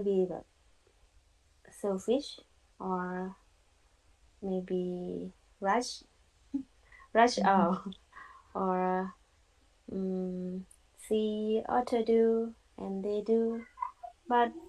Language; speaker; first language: English; non-native, learner; Thai